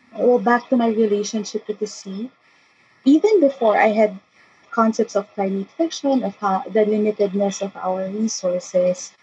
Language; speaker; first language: English; non-native, local second language; Chavacano